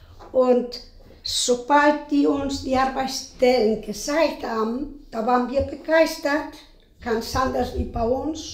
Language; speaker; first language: German; non-native, fluent; Spanish